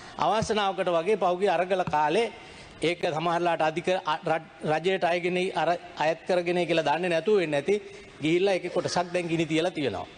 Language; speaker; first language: Sinhala; native; Sinhala